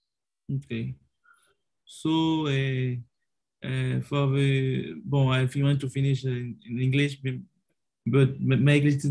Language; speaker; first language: English; non-native, learner; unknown